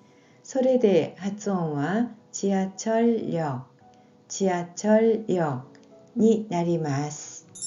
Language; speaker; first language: Japanese; non-native, fluent; Korean